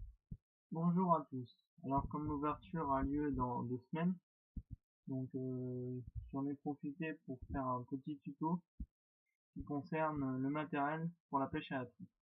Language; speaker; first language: French; native; French